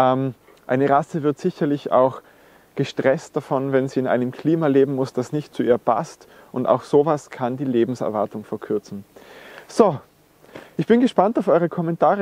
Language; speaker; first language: German; native; German